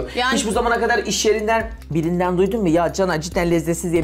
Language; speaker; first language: Turkish; native; Turkish